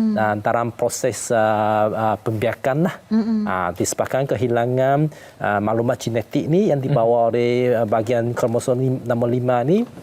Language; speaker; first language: Malay; non-native, local second language; Chinese